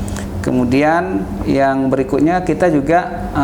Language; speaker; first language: Indonesian; native; Indonesian